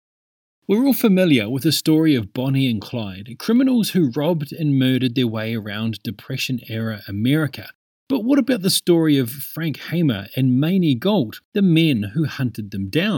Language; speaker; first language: English; native; English